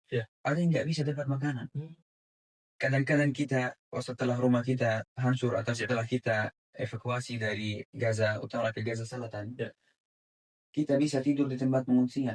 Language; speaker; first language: Indonesian; non-native, fluent; Arabic